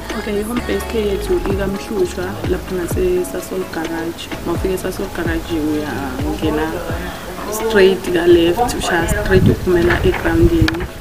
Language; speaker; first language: Zulu; non-native, local second language; Swati